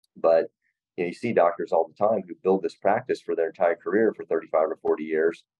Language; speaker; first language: English; native; English